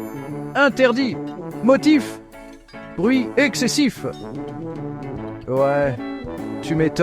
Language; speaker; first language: French; native; French